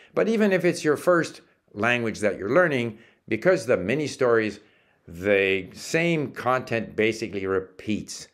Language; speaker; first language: English; early bilingual, other home language; Czech